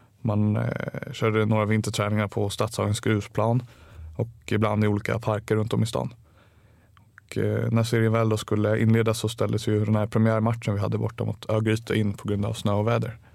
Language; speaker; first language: Swedish; native; Swedish